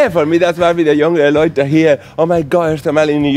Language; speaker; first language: German; non-native, fluent; Spanish